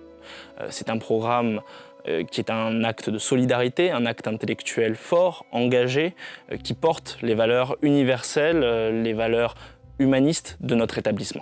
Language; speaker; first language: French; native; French